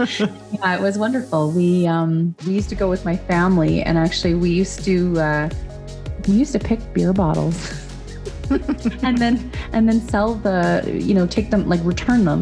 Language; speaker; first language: English; native; English